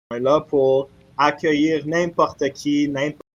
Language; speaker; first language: French; native; French